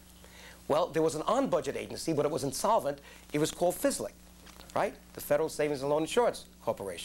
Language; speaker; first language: English; native; English